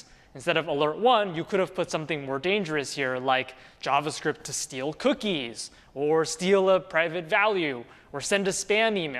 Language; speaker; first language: English; native; English